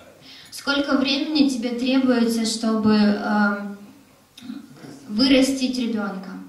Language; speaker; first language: Russian; native; Russian